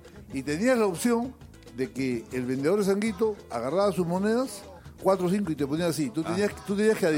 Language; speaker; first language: Spanish; native; Spanish